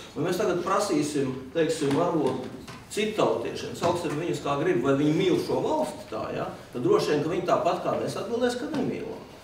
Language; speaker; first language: Latvian; non-native, local second language; Russian